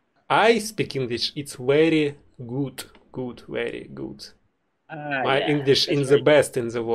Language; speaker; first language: English; non-native, learner; Russian